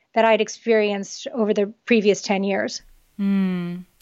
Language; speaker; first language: English; early bilingual, other home language; Japanese